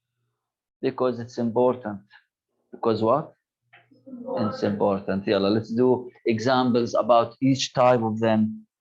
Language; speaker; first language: English; non-native, local second language; Arabic